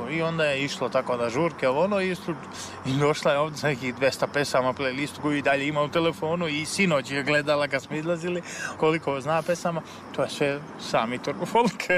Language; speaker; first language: Serbian; native; Serbian